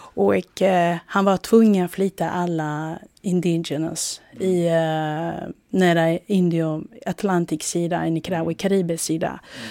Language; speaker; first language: Swedish; non-native, fluent; Spanish